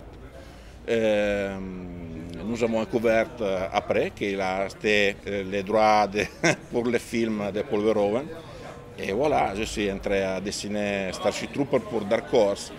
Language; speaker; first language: French; non-native, fluent; Italian